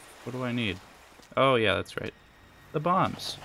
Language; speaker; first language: English; native; English